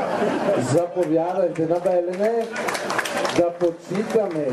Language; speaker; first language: Bulgarian; non-native, fluent; Italian